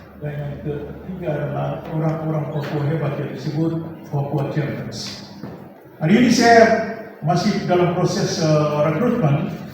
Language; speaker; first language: Indonesian; native; Indonesian